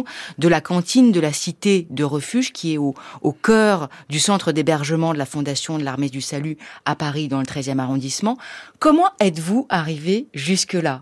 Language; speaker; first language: French; native; French